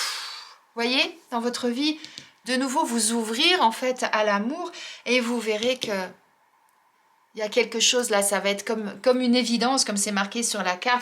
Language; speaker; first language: French; native; French